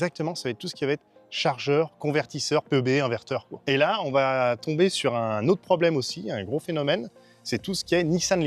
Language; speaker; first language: French; native; French